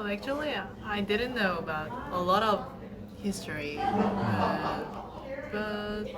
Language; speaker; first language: English; non-native, learner; Korean